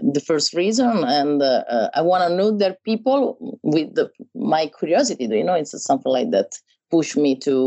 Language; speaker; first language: English; non-native, learner; Italian